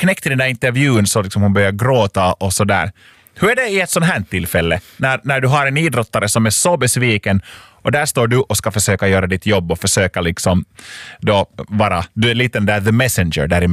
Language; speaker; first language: Swedish; native; Swedish